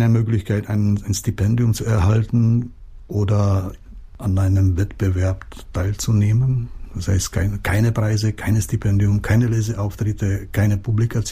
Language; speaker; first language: German; non-native, fluent; Czech